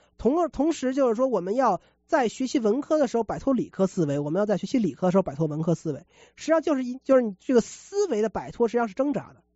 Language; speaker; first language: Chinese; native; Chinese